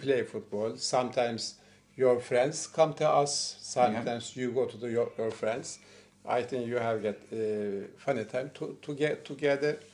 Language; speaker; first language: English; non-native, learner; Turkish